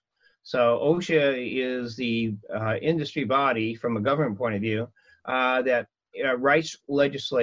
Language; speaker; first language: English; native; English